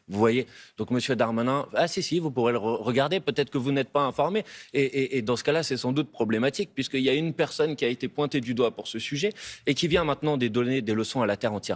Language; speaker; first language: French; native; French